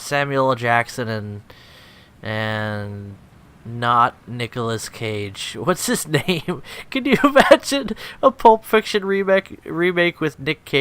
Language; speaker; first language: English; native; English